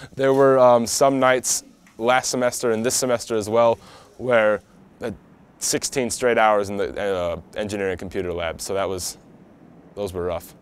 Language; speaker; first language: English; native; English